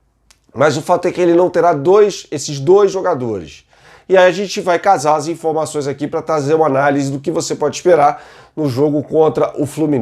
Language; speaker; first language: Portuguese; native; Portuguese